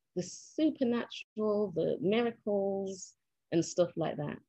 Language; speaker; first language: English; native; English